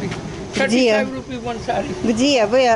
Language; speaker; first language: Russian; native; Russian